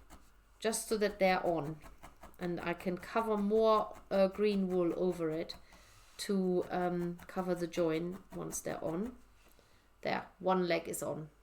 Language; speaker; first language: English; native; English